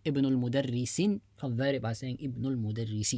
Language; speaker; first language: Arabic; non-native, fluent; English